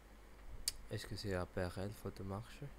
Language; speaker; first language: French; non-native, learner; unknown